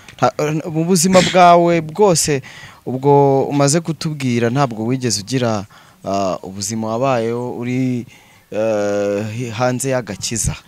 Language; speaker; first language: Kinyarwanda; native; Kinyarwanda